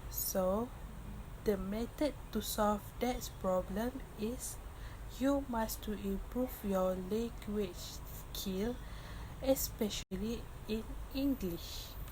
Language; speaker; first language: English; non-native, local second language; Malay